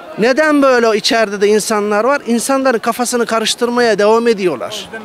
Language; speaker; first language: Turkish; native; Turkish